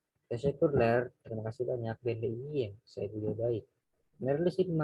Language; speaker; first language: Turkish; non-native, fluent; Indonesian